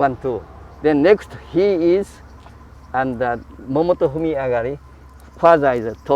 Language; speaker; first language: English; non-native, learner; Japanese